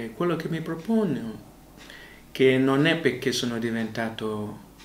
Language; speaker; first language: Italian; non-native, learner; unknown